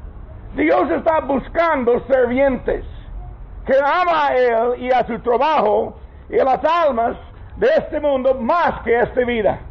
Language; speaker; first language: Spanish; non-native, learner; English